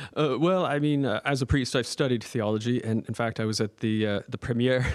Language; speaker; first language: English; native; English